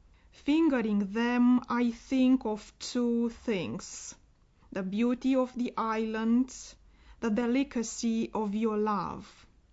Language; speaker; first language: English; non-native, fluent; Romanian